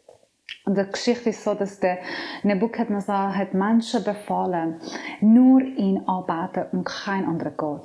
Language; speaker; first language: German; non-native, fluent; Persian